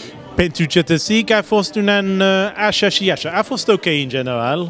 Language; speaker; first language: Romanian; non-native, learner; English